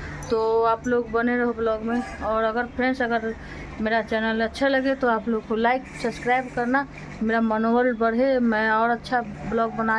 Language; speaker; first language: Hindi; non-native, local second language; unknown